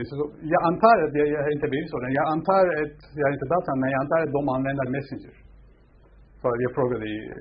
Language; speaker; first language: Swedish; non-native, fluent; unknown